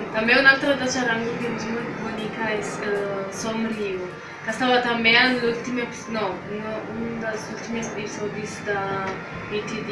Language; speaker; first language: Catalan; non-native, learner; Italian